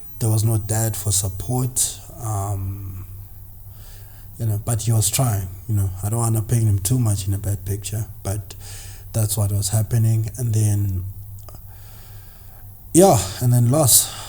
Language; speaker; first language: English; non-native, local second language; Zulu